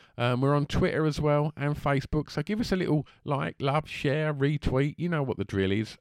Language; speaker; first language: English; native; English